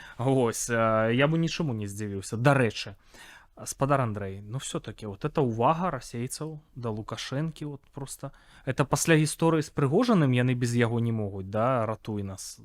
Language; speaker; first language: Belarusian; non-native, local second language; Russian